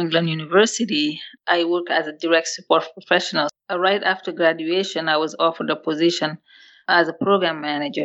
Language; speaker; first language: English; non-native, fluent; Wolof